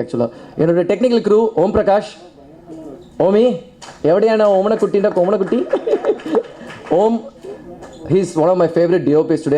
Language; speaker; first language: Tamil; native; Tamil